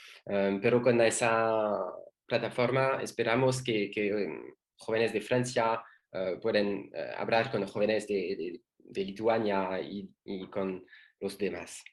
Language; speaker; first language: Spanish; non-native, learner; French